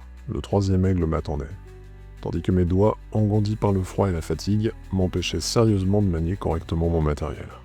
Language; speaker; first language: French; native; French